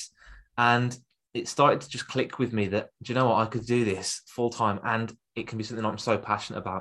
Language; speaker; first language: English; native; English